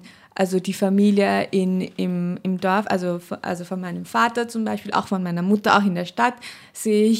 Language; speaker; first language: German; non-native, fluent; Nepali